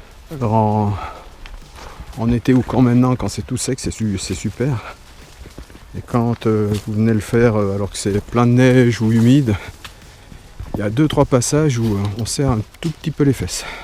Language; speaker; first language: French; native; French